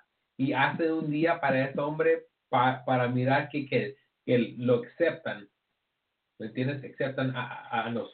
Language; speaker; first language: Spanish; early bilingual, heritage; Spanish